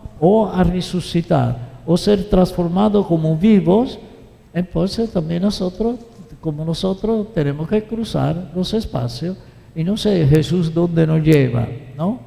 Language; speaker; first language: Spanish; non-native, fluent; Italian